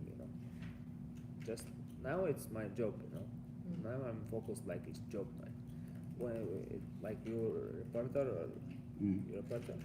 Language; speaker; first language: English; non-native, learner; Russian